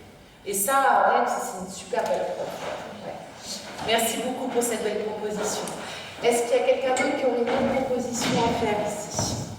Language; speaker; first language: French; native; French